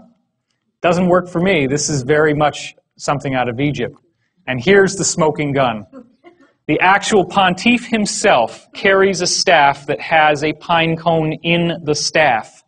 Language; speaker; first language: English; native; English